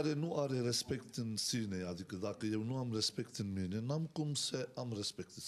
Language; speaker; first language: Romanian; non-native, learner; Turkish